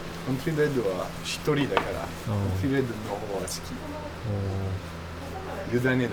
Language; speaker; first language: Japanese; non-native, learner; French